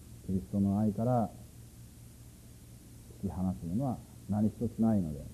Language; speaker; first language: Japanese; native; Japanese